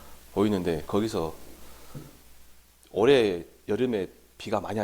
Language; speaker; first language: Korean; native; Korean